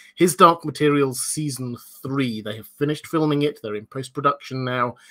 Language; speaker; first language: English; native; English